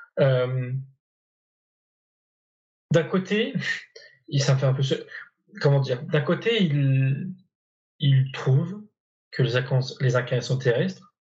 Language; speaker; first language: French; native; French